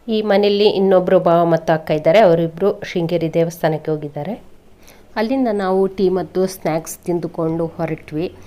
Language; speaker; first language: Kannada; native; Kannada